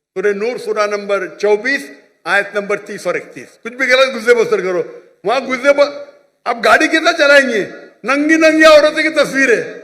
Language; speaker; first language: Urdu; non-native, local second language; Konkani